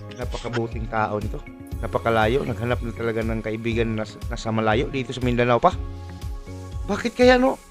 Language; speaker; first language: Filipino; non-native, local second language; Cebuano